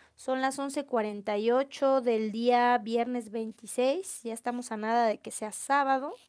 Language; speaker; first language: Spanish; native; Spanish